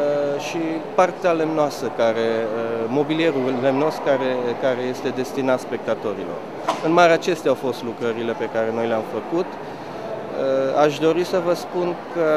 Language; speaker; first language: Romanian; native; Romanian